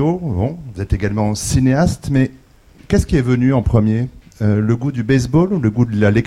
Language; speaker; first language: French; native; French